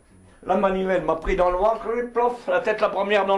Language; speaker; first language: French; native; French